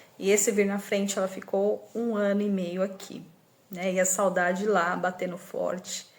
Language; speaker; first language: Portuguese; native; Portuguese